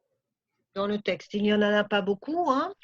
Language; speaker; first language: French; non-native, fluent; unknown